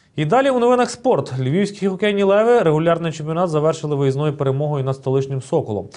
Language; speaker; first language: Ukrainian; native; Ukrainian